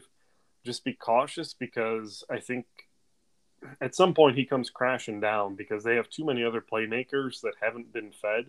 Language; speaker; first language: English; native; English